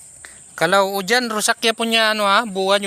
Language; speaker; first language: Indonesian; non-native, learner; Filipino